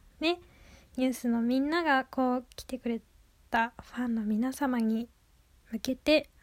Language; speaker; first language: Japanese; native; Japanese